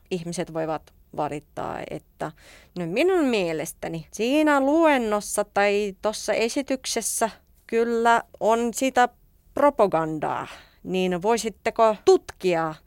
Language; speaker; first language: Finnish; non-native, fluent; Russian